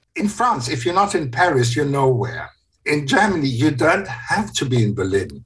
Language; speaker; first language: English; non-native, fluent; German